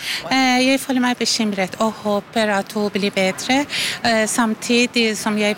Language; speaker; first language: Norwegian; non-native, learner; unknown